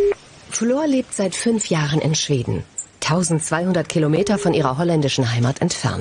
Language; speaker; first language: German; native; German